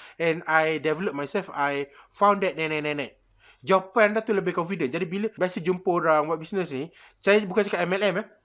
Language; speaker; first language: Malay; native; Malay